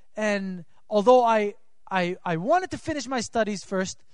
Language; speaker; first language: English; non-native, fluent; Swiss German